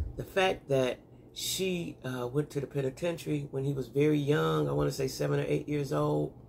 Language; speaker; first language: English; native; English